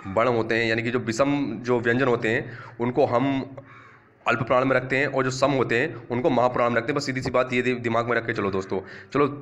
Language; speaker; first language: Hindi; native; Hindi